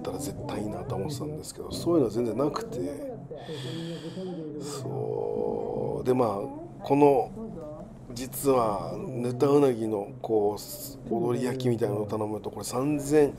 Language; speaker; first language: Japanese; native; Japanese